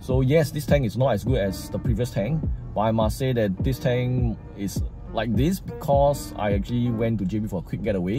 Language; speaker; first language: English; native; English